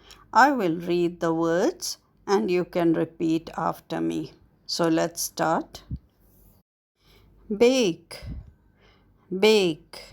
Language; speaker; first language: English; non-native, fluent; Arabic